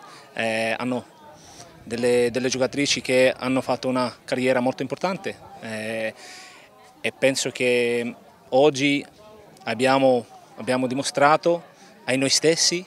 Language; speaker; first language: Italian; non-native, fluent; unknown